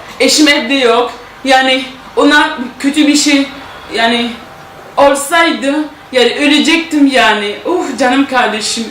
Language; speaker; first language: Turkish; non-native, fluent; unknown